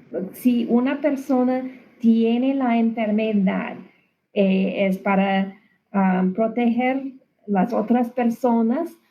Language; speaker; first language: Spanish; non-native, learner; English